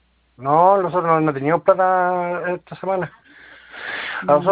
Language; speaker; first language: Spanish; native; Spanish